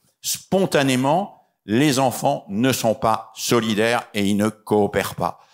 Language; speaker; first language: French; native; French